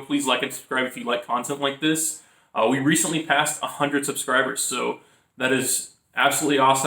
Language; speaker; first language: English; native; English